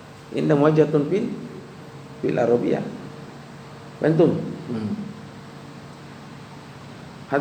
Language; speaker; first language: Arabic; non-native, fluent; Indonesian